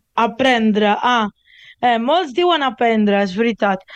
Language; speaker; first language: Catalan; non-native, learner; Italian